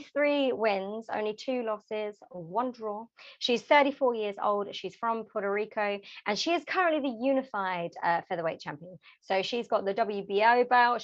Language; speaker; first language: English; native; English